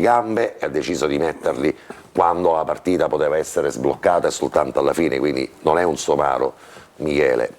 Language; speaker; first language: Italian; native; Italian